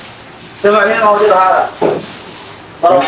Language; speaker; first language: Arabic; non-native, learner; Malayalam